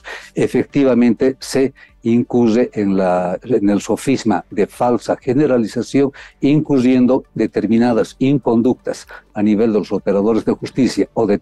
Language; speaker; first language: Spanish; native; Spanish